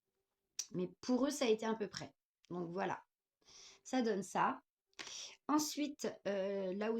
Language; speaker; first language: French; native; French